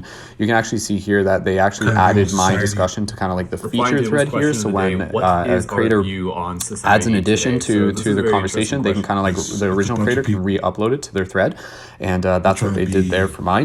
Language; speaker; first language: English; native; English